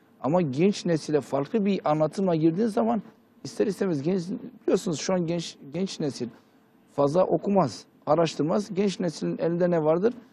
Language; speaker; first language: Turkish; early bilingual, heritage; Turkish